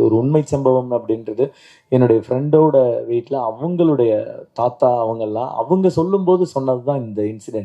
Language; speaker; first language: Tamil; native; Tamil